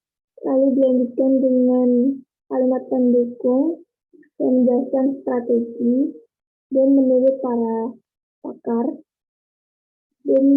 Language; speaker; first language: Indonesian; native; Indonesian